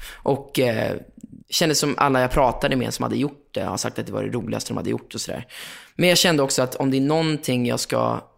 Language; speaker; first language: Swedish; native; Swedish